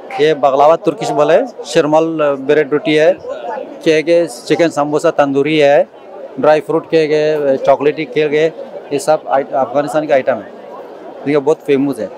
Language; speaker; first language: Hindi; non-native, learner; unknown